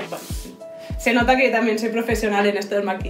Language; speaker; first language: Spanish; native; Spanish